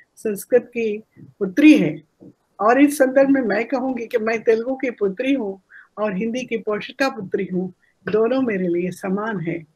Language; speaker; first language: Hindi; non-native, local second language; Telugu